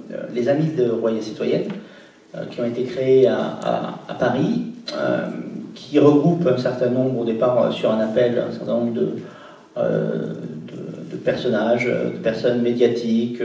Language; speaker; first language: French; native; French